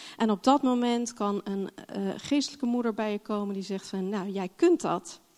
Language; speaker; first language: Dutch; non-native, fluent; English